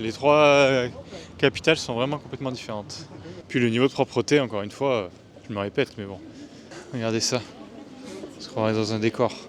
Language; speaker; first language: French; native; French